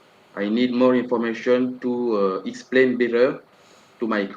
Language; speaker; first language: English; non-native, learner; French